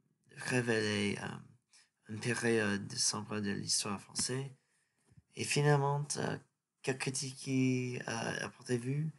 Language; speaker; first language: French; non-native, learner; English